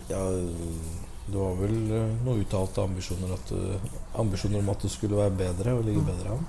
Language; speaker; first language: Norwegian; native; Norwegian